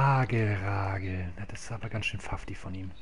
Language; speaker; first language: German; native; German